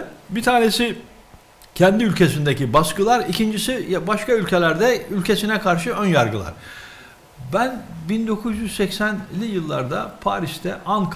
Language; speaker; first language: Turkish; native; Turkish